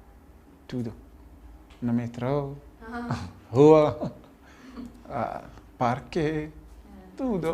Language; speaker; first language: Portuguese; non-native, learner; Arabic